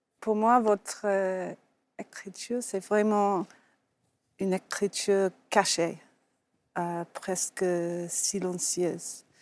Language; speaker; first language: French; non-native, fluent; English